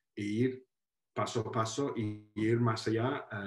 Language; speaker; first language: Spanish; non-native, fluent; Welsh